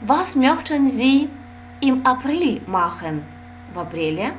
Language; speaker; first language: German; non-native, fluent; Russian